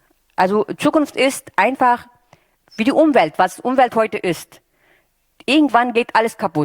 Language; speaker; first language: German; non-native, fluent; Turkish